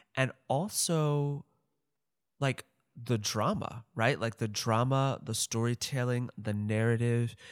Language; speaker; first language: English; native; English